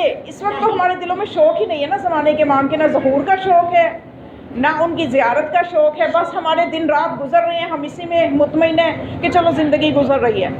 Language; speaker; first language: Urdu; native; Urdu